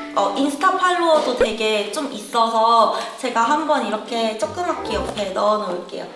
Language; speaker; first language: Korean; native; Korean